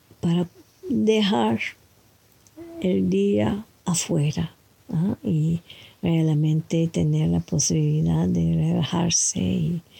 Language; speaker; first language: Spanish; non-native, fluent; French